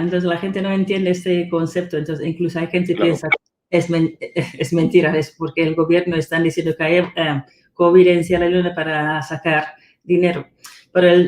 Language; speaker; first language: Spanish; non-native, fluent; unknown